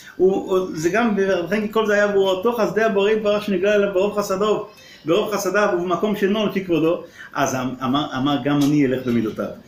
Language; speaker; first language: Hebrew; non-native, local second language; Yiddish